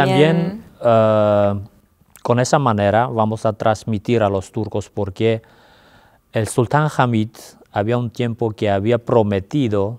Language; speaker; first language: Spanish; non-native, fluent; Armenian